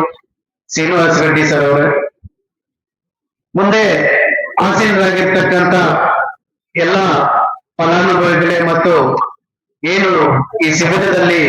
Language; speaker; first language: Kannada; native; Kannada